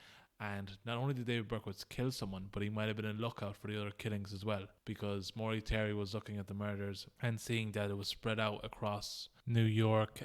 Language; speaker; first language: English; native; English